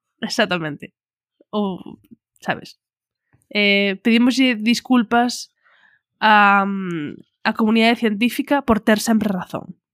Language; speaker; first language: Galician; non-native, local second language; Spanish